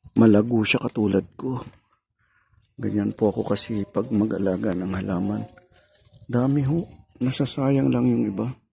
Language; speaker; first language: Filipino; native; Filipino